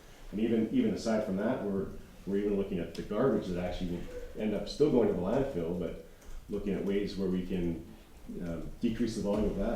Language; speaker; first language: English; native; English